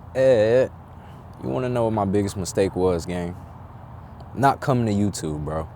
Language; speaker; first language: English; native; English